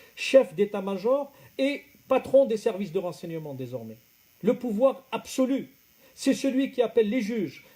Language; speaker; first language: French; non-native, local second language; Arabic